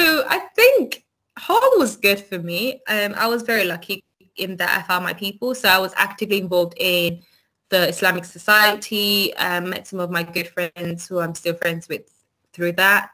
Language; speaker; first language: English; non-native, local second language; Yoruba